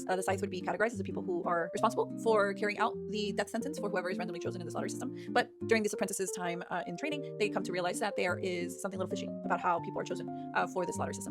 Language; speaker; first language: English; native; English